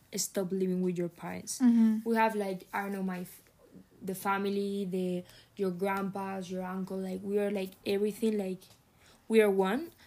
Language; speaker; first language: English; non-native, fluent; Spanish